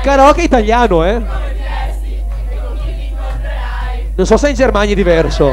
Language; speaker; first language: Italian; native; Italian